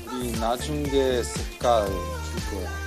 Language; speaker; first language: Korean; non-native, learner; Italian